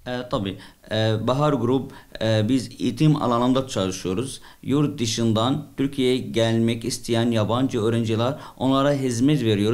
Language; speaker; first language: Turkish; non-native, fluent; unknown